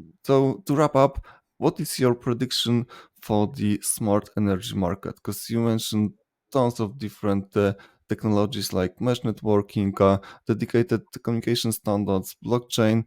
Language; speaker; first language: English; non-native, fluent; Polish